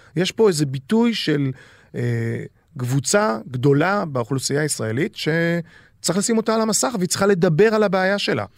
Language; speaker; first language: Hebrew; early bilingual, other home language; Arabic